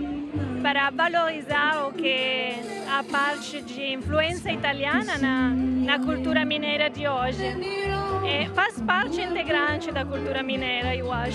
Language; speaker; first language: Portuguese; non-native, fluent; Italian